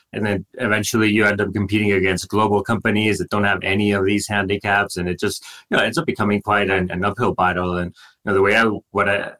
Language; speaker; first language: English; non-native, fluent; Spanish